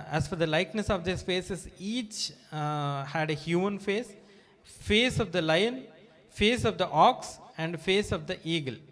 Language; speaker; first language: English; non-native, local second language; Telugu